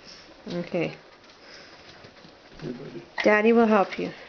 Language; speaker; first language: English; native; English